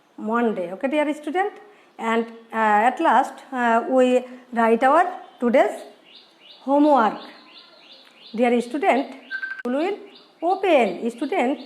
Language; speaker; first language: English; non-native, learner; Bangla